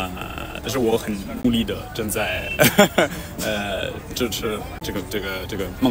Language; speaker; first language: Chinese; non-native, fluent; Italian